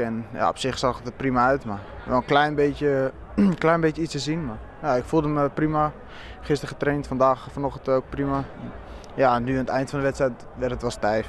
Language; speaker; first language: Dutch; native; Dutch